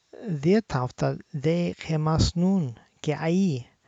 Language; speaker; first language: Greek; non-native, learner; English